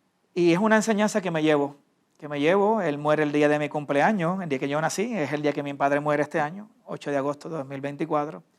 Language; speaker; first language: Spanish; native; Spanish